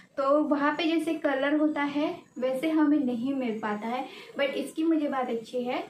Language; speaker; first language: Hindi; non-native, local second language; Marathi